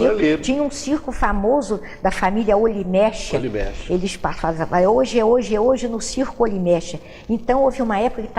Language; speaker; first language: Portuguese; native; Portuguese